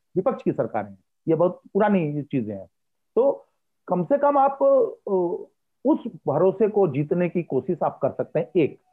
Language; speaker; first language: Hindi; native; Hindi